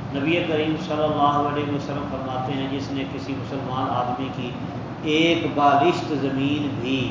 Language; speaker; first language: Urdu; non-native, local second language; Punjabi